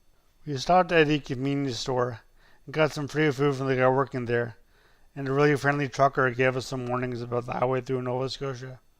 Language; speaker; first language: English; native; English